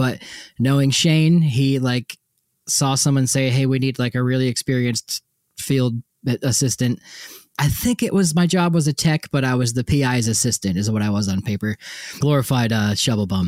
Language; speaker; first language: English; native; English